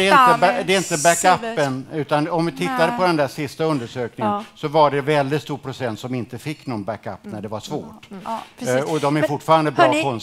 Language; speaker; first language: Swedish; native; Swedish